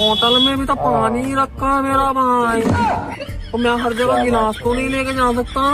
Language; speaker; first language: Hindi; native; Hindi